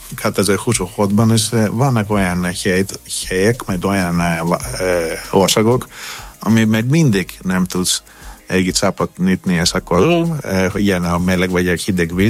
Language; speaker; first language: Hungarian; non-native, learner; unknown